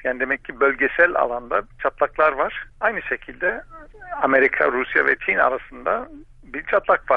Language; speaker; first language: Turkish; non-native, fluent; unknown